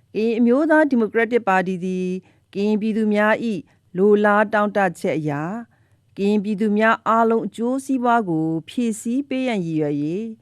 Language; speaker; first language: Burmese; non-native, local second language; S'gaw Karen